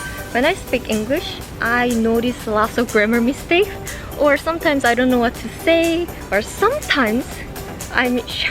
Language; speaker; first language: English; non-native, fluent; Korean